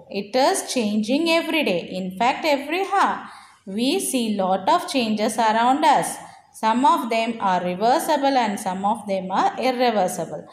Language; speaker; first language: English; non-native, local second language; Tamil